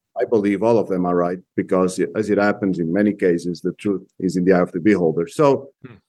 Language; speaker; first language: English; non-native, fluent; Portuguese